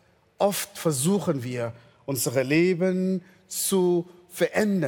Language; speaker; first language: German; non-native, fluent; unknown